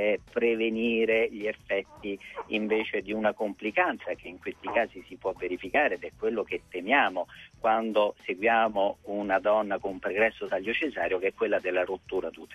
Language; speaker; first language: Italian; native; Italian